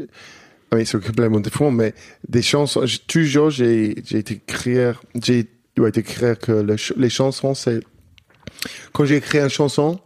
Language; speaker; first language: French; non-native, fluent; English